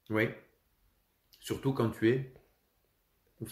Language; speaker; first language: French; native; French